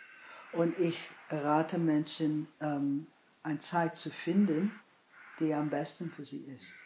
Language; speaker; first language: German; non-native, fluent; English